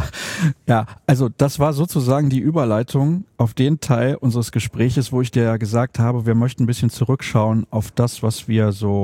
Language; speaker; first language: German; native; German